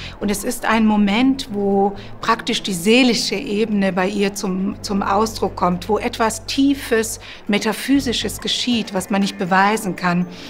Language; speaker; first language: German; early bilingual, other home language; Croatian